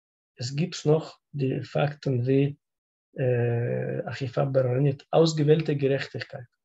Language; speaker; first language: German; non-native, learner; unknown